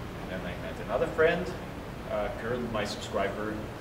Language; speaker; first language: English; non-native, fluent; Ukrainian